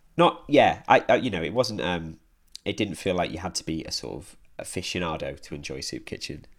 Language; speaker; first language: English; native; English